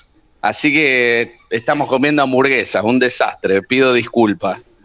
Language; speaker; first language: Spanish; native; Spanish